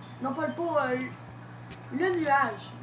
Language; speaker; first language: French; native; French